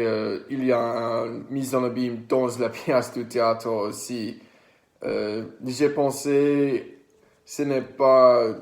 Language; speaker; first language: French; non-native, learner; English